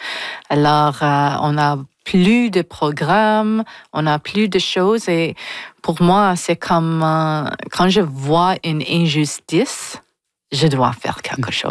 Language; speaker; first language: French; non-native, local second language; English